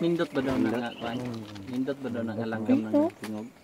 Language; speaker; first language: Filipino; non-native, local second language; Cebuano